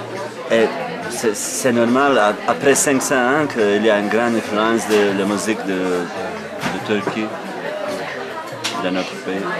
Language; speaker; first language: French; non-native, fluent; Bosnian